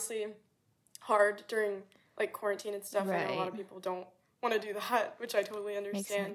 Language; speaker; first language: English; native; English